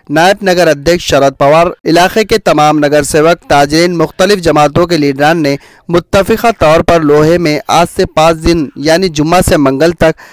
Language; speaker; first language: Urdu; native; Urdu